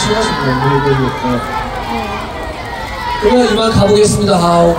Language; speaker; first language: Korean; non-native, learner; Chinese